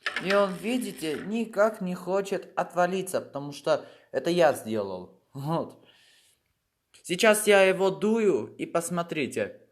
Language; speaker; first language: Russian; non-native, fluent; Armenian